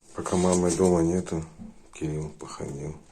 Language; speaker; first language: Russian; native; Russian